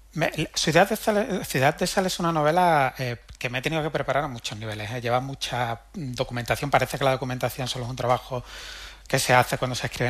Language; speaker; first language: Spanish; native; Spanish